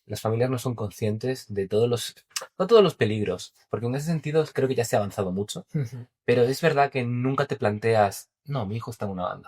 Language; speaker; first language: Spanish; native; Spanish